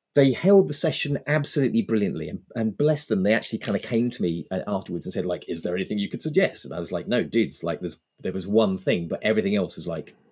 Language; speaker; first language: English; native; English